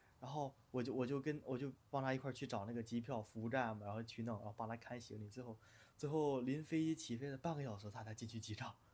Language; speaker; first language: Chinese; native; Chinese